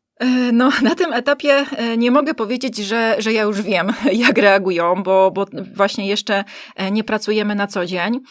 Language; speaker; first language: Polish; native; Polish